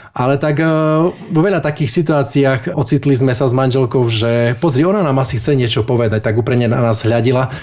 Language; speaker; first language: Slovak; native; Slovak